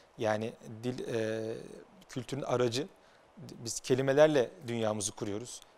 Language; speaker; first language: Turkish; native; Turkish